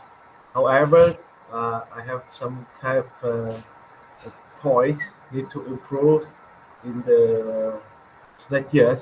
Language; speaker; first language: English; non-native, learner; Vietnamese